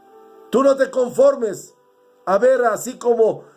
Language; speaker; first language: Spanish; native; Spanish